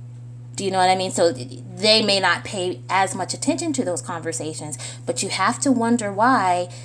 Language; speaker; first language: English; native; English